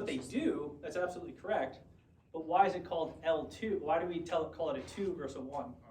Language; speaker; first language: English; native; English